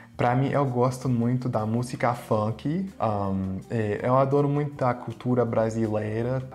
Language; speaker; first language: Portuguese; non-native, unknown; English